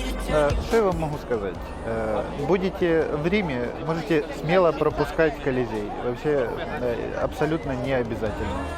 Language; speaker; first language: Russian; native; Russian